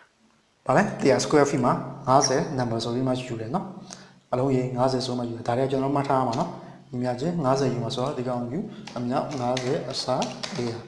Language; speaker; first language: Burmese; native; Burmese